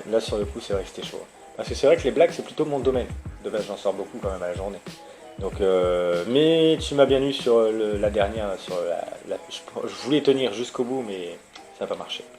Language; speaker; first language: French; native; French